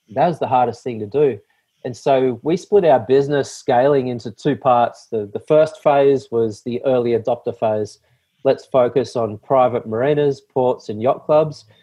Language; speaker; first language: English; native; English